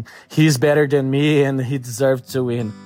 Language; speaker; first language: English; non-native, learner; Portuguese